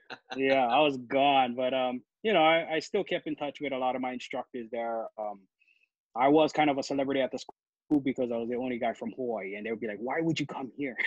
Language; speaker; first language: English; native; English